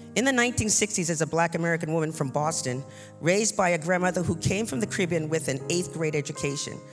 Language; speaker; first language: English; native; English